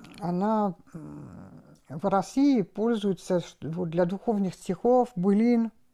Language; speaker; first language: Russian; non-native, fluent; French